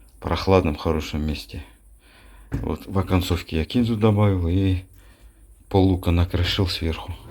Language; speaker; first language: Russian; non-native, local second language; Kazakh